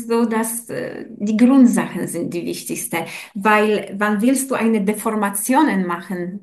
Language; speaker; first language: German; non-native, learner; Polish